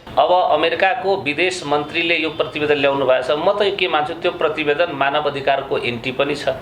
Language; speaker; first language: Nepali; non-native, local second language; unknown